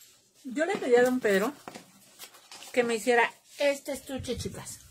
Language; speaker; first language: Spanish; native; Spanish